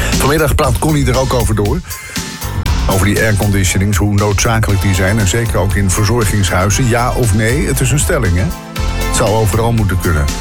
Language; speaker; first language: Dutch; native; Dutch